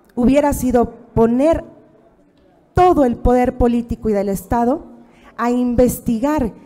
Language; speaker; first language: Spanish; native; Spanish